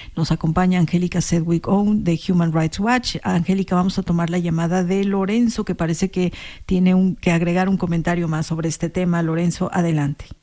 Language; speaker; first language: Spanish; native; Spanish